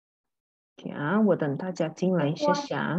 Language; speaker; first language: Chinese; native; Chinese